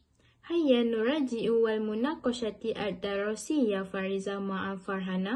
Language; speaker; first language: Arabic; non-native, learner; Malay